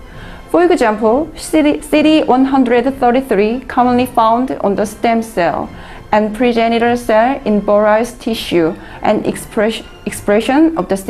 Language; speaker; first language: English; non-native, learner; Korean